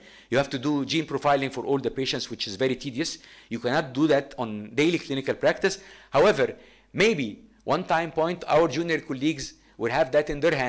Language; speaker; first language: English; non-native, fluent; Arabic